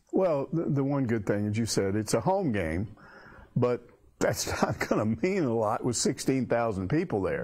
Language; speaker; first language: English; native; English